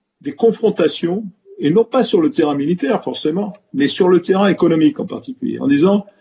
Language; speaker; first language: French; native; French